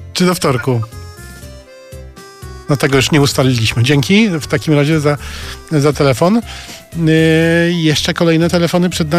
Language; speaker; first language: Polish; native; Polish